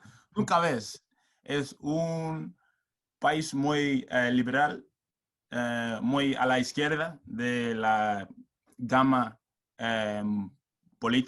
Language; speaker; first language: Spanish; non-native, learner; English